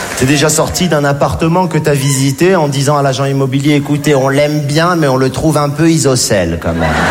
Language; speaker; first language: French; native; French